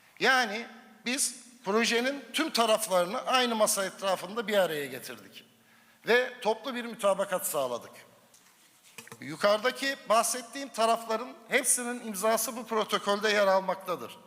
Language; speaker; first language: Turkish; native; Turkish